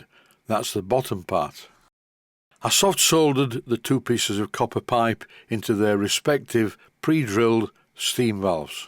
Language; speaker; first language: English; native; English